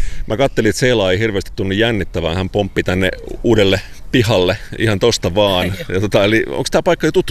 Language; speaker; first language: Finnish; native; Finnish